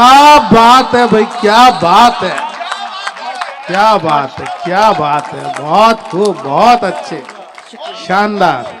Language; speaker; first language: Hindi; native; Hindi